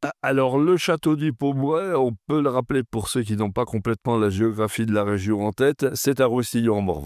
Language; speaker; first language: French; native; French